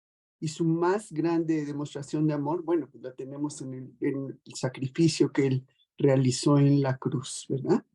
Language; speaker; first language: Spanish; native; Spanish